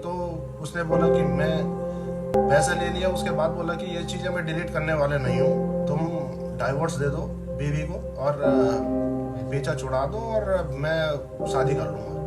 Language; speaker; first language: Hindi; native; Hindi